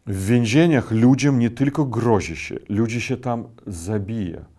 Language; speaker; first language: Polish; non-native, fluent; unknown